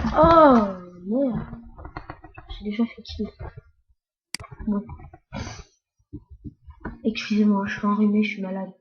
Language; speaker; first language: French; native; French